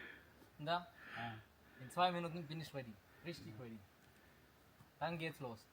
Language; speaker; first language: German; early bilingual, other home language; Tamil